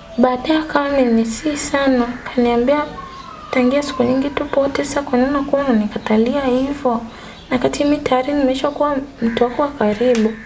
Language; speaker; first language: Swahili; native; Swahili